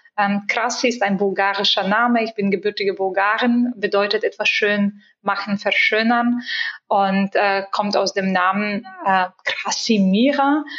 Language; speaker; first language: German; non-native, fluent; Bulgarian